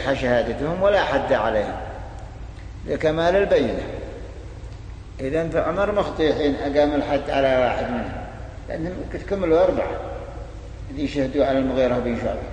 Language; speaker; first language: Arabic; native; Arabic